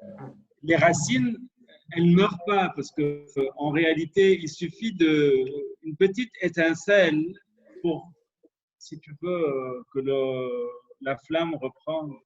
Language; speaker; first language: French; non-native, local second language; Arabic